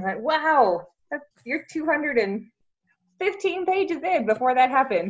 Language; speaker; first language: English; native; English